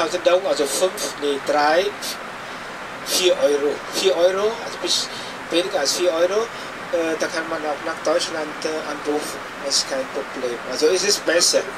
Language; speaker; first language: German; non-native, fluent; Vietnamese